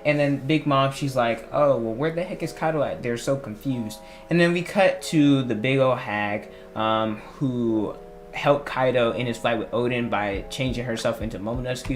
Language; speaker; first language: English; native; English